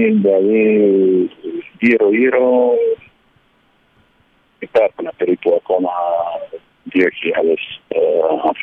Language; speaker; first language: Greek; early bilingual, heritage; Greek